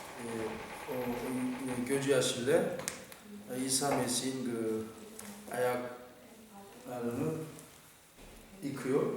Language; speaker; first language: Turkish; non-native, fluent; Korean